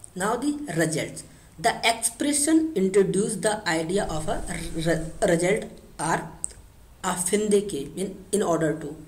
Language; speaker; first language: English; non-native, local second language; Hindi